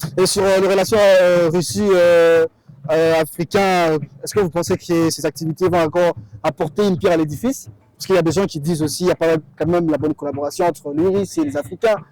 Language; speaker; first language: French; non-native, local second language; Lingala